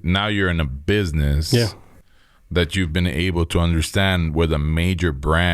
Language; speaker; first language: English; native; English